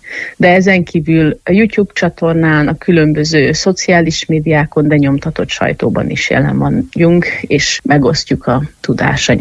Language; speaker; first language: Hungarian; native; Hungarian